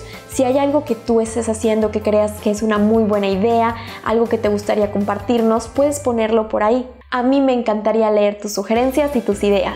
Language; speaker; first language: Spanish; native; Spanish